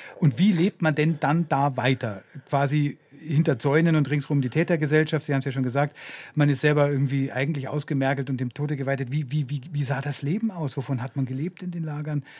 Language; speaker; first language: German; native; German